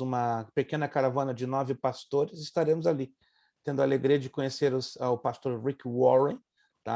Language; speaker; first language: Portuguese; native; Portuguese